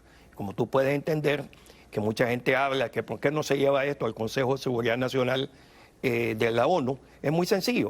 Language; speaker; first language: Spanish; native; Spanish